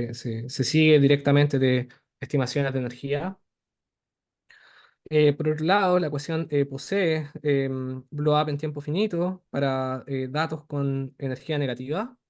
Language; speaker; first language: Spanish; native; Spanish